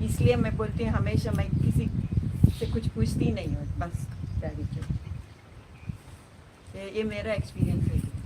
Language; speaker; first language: Hindi; non-native, local second language; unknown